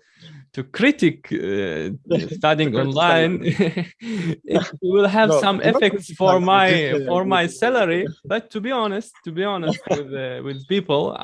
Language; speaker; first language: English; non-native, learner; Chechen